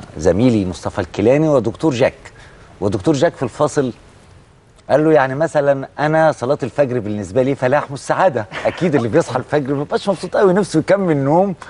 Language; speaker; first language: Arabic; native; Arabic